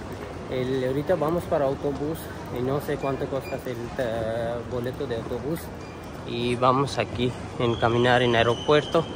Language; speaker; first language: Spanish; non-native, learner; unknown